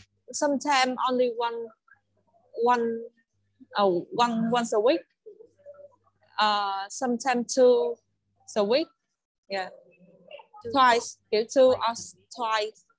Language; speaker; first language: English; non-native, learner; Vietnamese